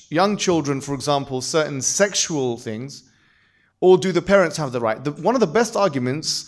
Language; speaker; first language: English; native; English